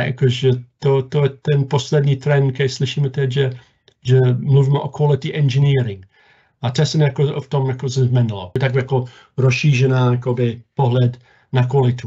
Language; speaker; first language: Czech; non-native, fluent; English